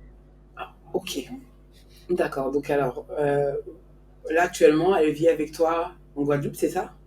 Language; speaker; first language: French; native; French